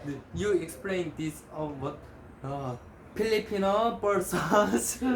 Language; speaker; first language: English; non-native, learner; Korean